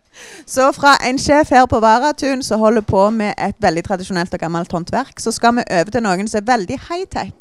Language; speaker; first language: Norwegian; native; Norwegian